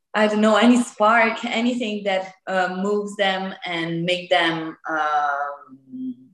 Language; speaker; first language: English; non-native, fluent; Italian